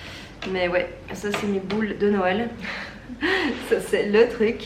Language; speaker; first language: French; native; French